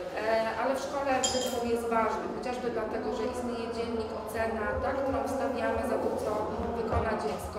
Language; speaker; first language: Polish; native; Polish